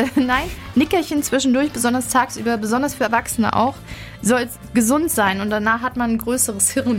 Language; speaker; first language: German; native; German